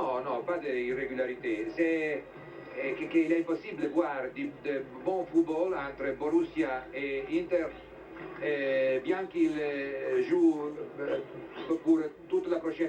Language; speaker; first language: French; non-native, learner; Italian